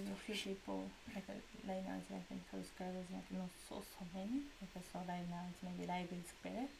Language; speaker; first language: English; non-native, learner; Japanese